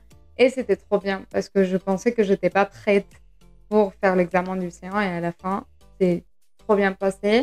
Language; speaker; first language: French; non-native, fluent; Spanish